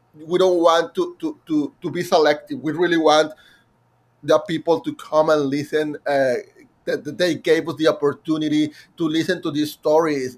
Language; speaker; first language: English; non-native, fluent; Spanish